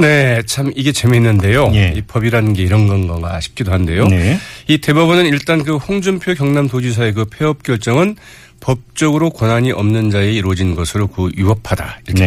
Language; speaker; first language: Korean; native; Korean